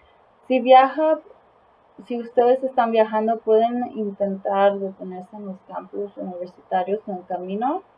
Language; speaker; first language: Spanish; early bilingual, heritage; Spanish